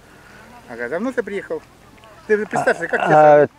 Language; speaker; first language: Russian; native; Russian